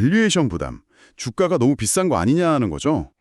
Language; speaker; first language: Korean; native; Korean